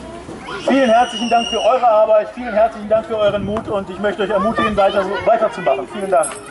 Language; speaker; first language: German; native; German